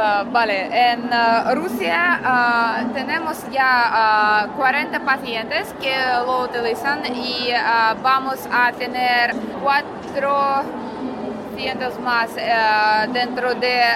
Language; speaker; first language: Spanish; non-native, learner; Russian